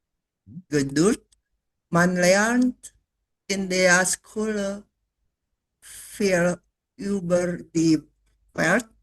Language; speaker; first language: German; non-native, learner; Indonesian